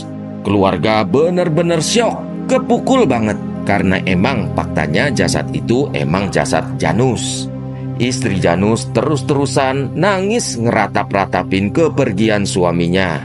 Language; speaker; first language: Indonesian; native; Indonesian